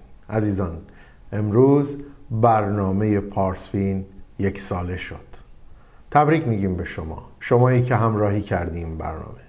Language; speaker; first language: Persian; native; Persian